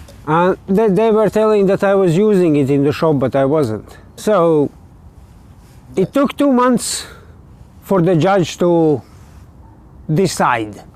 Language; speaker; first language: English; non-native, learner; Latvian